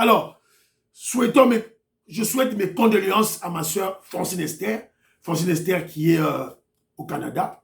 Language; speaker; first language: French; non-native, local second language; Lingala